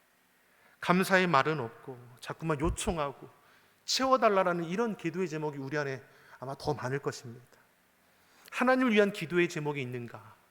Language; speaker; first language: Korean; native; Korean